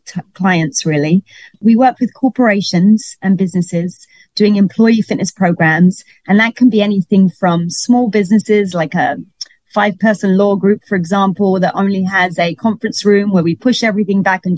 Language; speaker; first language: English; native; English